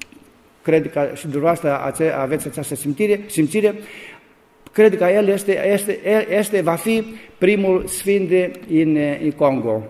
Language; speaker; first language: Romanian; non-native, learner; Greek